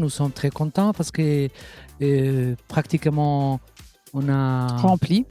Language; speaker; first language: French; non-native, fluent; Catalan